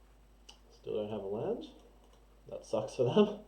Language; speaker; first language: English; native; English